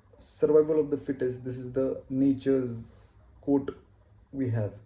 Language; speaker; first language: English; non-native, local second language; Marathi